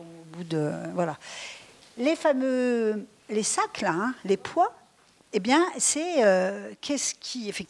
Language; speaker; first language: French; native; French